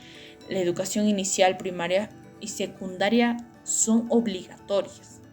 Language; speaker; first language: Spanish; native; Spanish